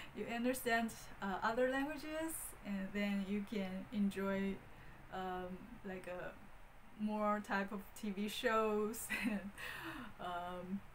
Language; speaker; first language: English; non-native, fluent; Chinese